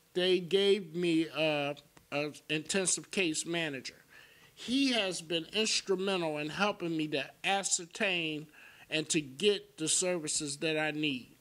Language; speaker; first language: English; native; English